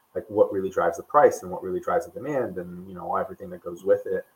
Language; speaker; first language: English; non-native, fluent; Portuguese